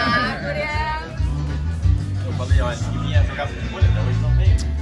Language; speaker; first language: Portuguese; native; Portuguese